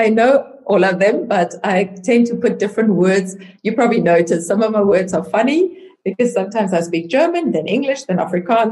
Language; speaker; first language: English; non-native, local second language; Afrikaans